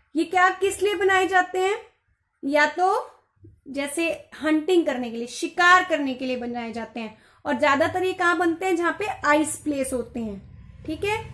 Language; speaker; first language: Hindi; non-native, local second language; Gujarati